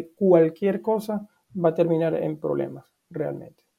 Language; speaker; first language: Spanish; native; Spanish